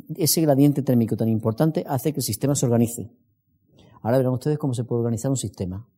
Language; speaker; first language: Spanish; native; Spanish